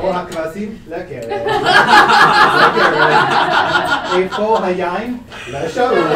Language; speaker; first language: Hebrew; non-native, fluent; English